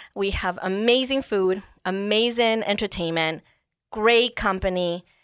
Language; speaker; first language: English; non-native, fluent; Spanish